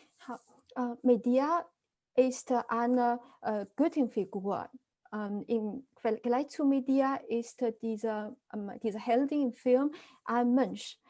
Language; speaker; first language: German; non-native, fluent; Chinese